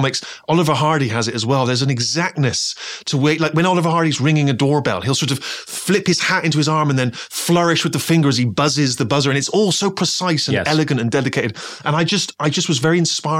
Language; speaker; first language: English; native; English